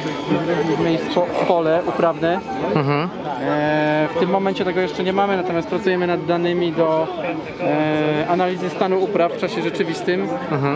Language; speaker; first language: Polish; native; Polish